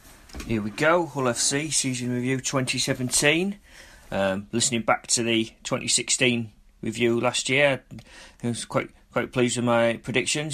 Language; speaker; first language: English; native; English